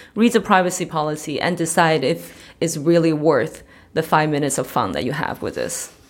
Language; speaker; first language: English; early bilingual, other home language; Chinese